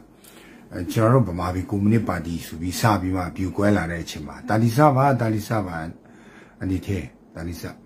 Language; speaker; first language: Burmese; non-native, local second language; Kachin